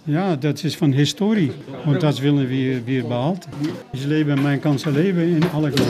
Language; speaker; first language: German; non-native, learner; Dutch